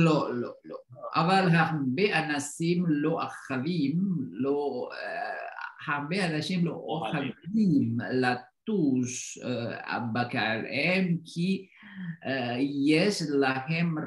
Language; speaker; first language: Hebrew; non-native, learner; Indonesian